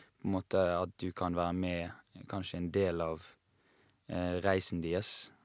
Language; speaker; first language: Norwegian; non-native, fluent; Persian